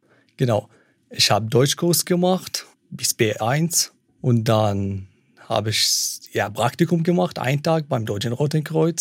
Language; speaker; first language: German; non-native, fluent; Arabic